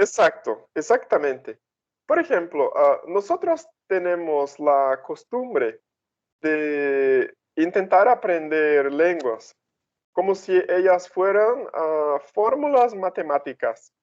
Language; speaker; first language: Spanish; non-native, fluent; Portuguese